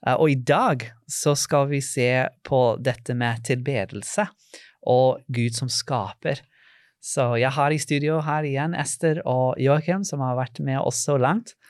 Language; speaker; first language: Norwegian; non-native, fluent; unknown